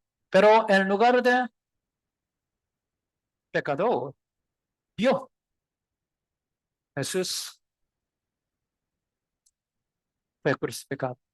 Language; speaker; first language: Spanish; non-native, learner; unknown